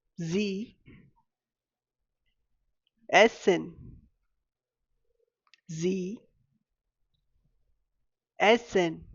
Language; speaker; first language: German; non-native, fluent; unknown